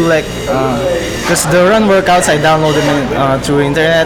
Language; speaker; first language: English; non-native, local second language; Pampanga